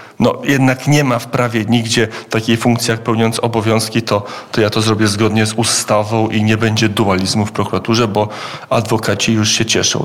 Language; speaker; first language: Polish; native; Polish